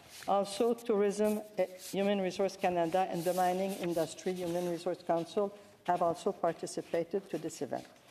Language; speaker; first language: English; non-native, fluent; French